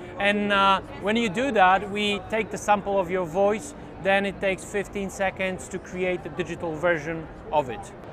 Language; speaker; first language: English; non-native, fluent; Polish